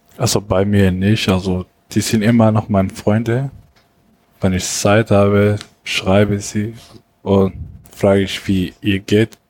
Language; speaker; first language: German; non-native, learner; Arabic